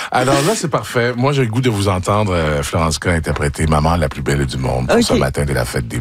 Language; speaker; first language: French; native; French